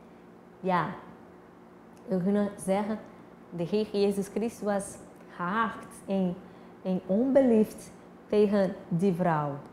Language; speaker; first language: Dutch; non-native, fluent; Portuguese